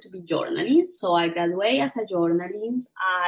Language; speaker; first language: English; non-native, fluent; Spanish